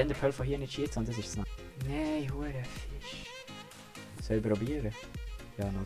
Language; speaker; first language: German; native; German